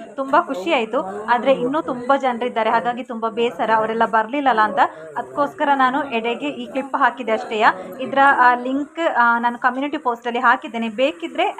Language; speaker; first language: Kannada; non-native, local second language; Tulu